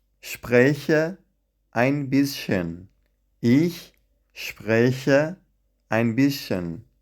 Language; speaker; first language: German; non-native, fluent; Central Kurdish